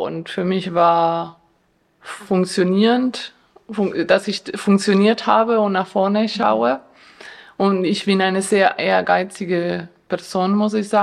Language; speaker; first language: German; non-native, fluent; Spanish